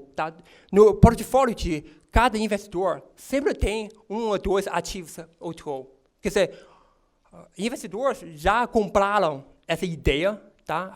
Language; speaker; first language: Portuguese; non-native, fluent; Chinese